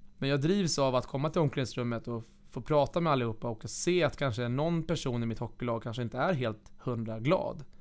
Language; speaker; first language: Swedish; native; Swedish